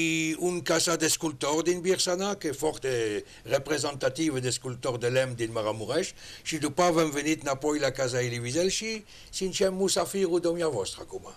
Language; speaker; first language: Romanian; non-native, learner; French